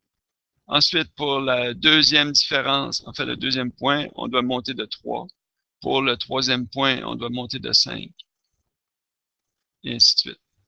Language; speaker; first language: French; native; French